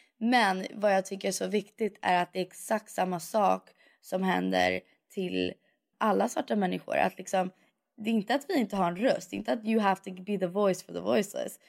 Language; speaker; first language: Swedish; early bilingual, heritage; Swedish